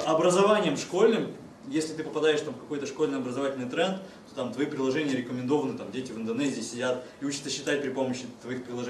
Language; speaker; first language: Russian; native; Russian